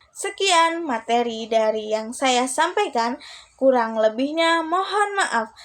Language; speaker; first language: Indonesian; native; Indonesian